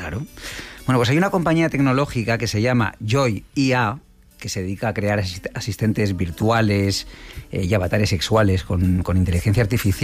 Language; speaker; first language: Spanish; native; Spanish